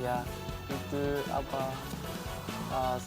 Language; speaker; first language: Indonesian; non-native, learner; Japanese